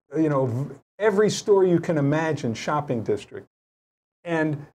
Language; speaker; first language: English; native; English